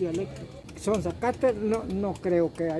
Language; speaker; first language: Spanish; native; Spanish